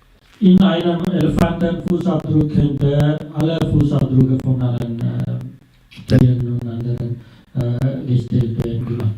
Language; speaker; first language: German; non-native, fluent; Sinhala